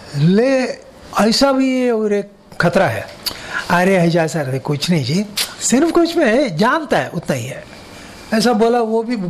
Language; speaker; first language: Hindi; non-native, local second language; Kannada